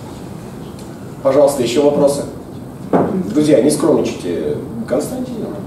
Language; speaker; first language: Russian; native; Russian